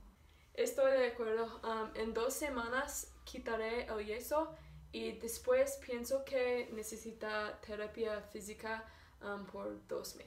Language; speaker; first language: Spanish; non-native, learner; English